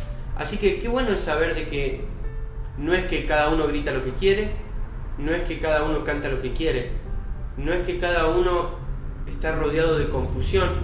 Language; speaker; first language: Spanish; native; Spanish